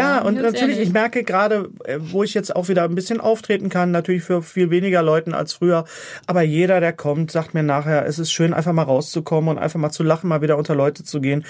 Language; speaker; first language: German; native; German